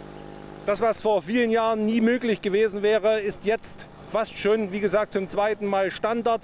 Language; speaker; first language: German; native; German